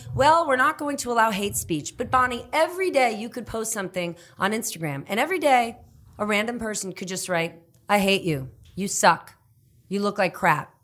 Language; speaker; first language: English; native; English